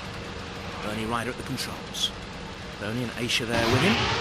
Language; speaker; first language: English; native; English